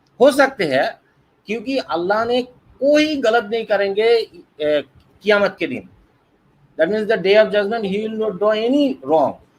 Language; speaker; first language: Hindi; non-native, learner; Bangla